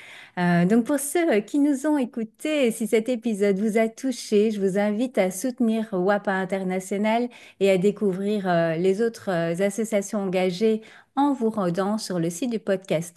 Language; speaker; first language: French; native; French